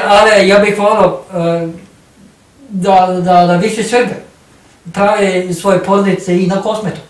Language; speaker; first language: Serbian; non-native, learner; Norwegian